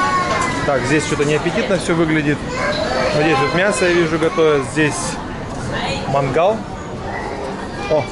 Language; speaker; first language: Russian; native; Russian